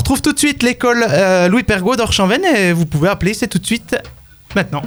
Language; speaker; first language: French; native; French